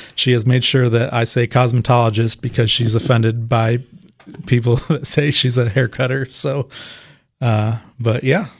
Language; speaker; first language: English; native; English